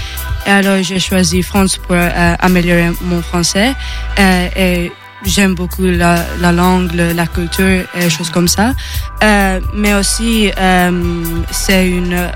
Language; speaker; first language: French; non-native, fluent; Maltese